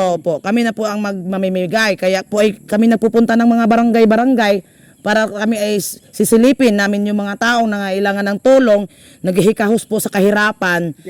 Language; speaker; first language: Filipino; non-native, local second language; Cebuano